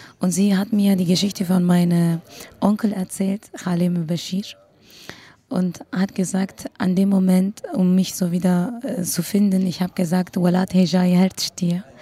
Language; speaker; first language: German; non-native, fluent; Kurdish